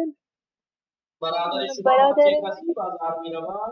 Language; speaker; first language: Persian; non-native, fluent; Urdu